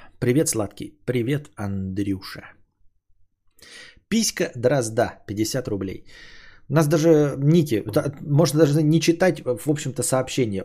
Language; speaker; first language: Russian; native; Russian